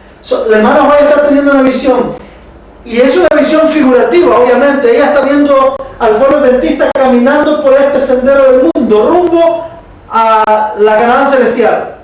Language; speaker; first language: Spanish; native; Spanish